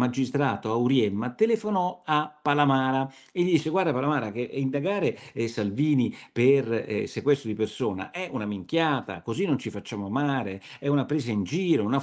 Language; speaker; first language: Italian; native; Italian